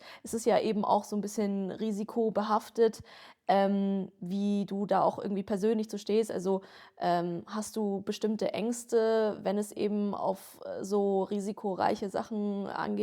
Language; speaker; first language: German; native; German